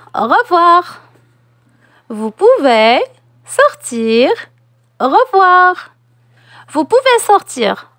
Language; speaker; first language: French; non-native, local second language; Arabic